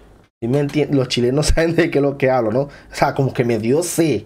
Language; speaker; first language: Spanish; native; Spanish